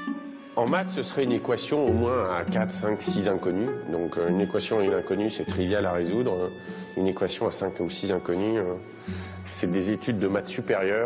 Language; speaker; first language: French; native; French